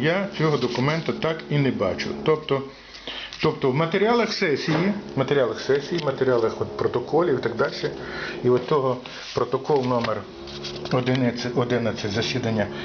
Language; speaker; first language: Ukrainian; native; Ukrainian